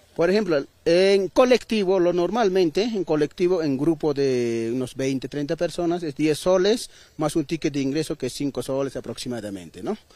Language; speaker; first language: Spanish; non-native, local second language; Aymara